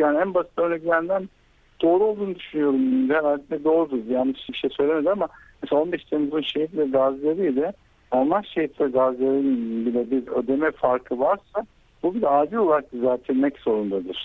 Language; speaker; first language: Turkish; native; Turkish